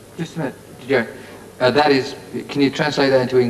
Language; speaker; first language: English; native; English